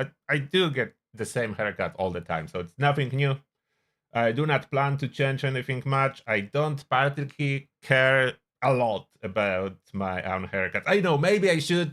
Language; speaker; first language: English; non-native, fluent; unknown